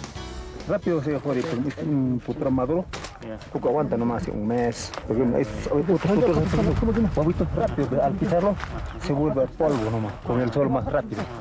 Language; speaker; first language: Spanish; non-native, local second language; Quechua